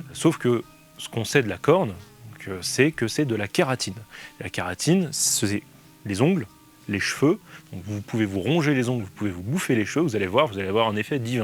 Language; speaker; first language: French; native; French